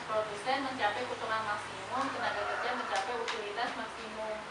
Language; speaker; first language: Indonesian; native; Indonesian